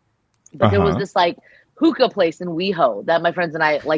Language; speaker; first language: English; early bilingual, other home language; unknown